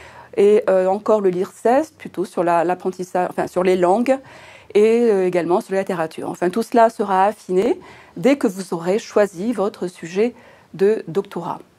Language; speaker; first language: French; native; French